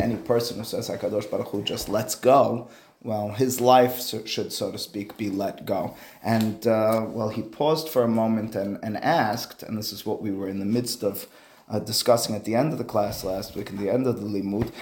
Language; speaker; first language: English; native; English